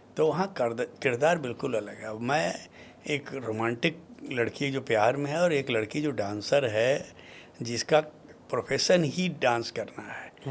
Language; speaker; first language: Hindi; non-native, local second language; Bhojpuri